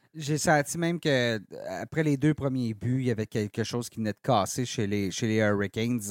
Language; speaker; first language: French; native; French